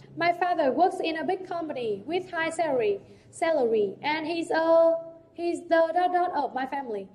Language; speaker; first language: English; non-native, fluent; Vietnamese